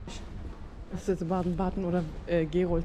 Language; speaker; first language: German; native; German